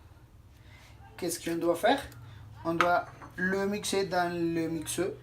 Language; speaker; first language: French; non-native, learner; Spanish